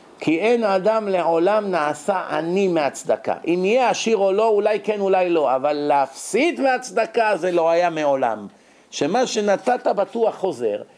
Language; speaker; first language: Hebrew; native; Hebrew